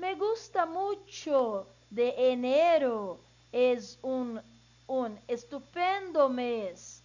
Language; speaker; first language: Spanish; non-native, learner; Portuguese